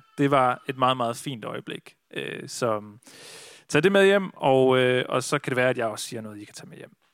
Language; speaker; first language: Danish; native; Danish